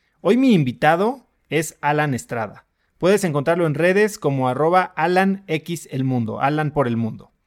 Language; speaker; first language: Spanish; native; Spanish